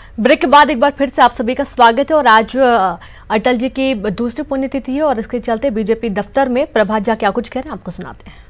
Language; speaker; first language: Hindi; native; Hindi